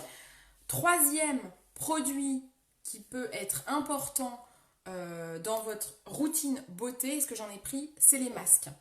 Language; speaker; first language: French; native; French